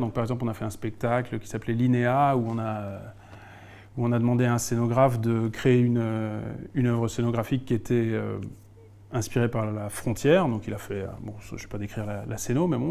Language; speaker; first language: French; native; French